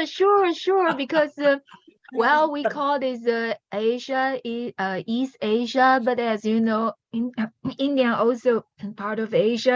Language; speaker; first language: English; non-native, learner; Chinese